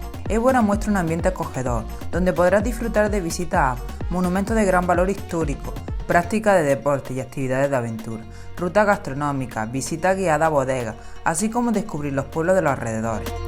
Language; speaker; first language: Spanish; native; Spanish